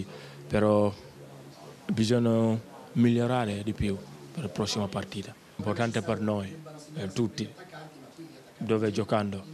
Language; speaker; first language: Italian; non-native, learner; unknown